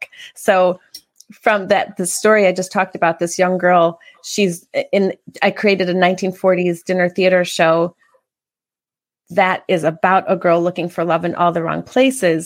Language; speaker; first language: English; native; English